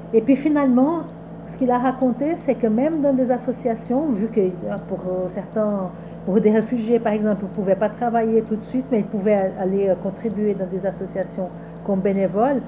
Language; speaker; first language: French; non-native, fluent; Portuguese